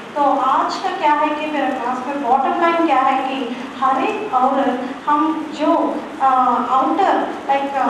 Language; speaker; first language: Hindi; non-native, local second language; Telugu